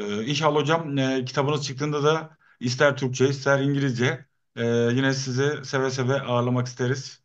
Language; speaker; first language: Turkish; native; Turkish